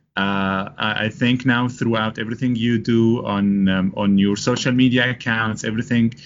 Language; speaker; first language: English; non-native, fluent; Arabic